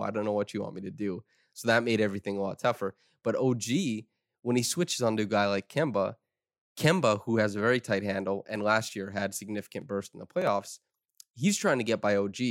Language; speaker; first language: English; native; English